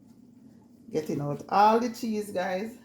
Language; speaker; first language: English; non-native, local second language; Jamaican Creole English